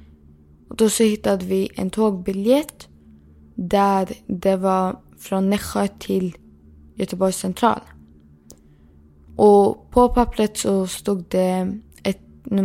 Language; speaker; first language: Swedish; early bilingual, other home language; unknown